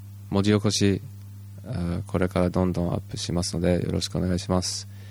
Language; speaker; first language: Japanese; early bilingual, heritage; Japanese